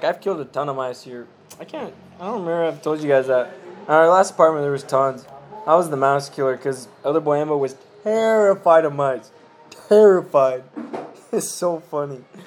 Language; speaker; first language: English; native; English